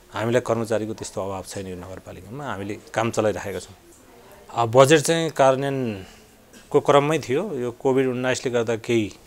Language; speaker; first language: Nepali; native; Nepali